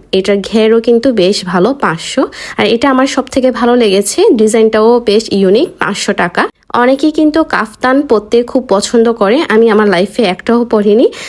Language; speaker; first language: Bangla; native; Bangla